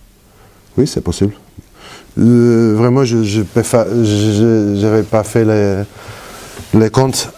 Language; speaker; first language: French; non-native, fluent; Portuguese